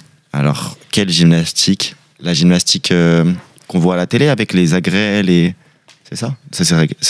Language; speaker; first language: French; native; French